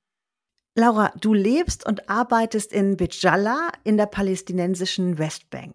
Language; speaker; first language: German; native; German